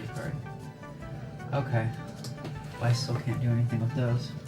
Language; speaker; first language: English; native; English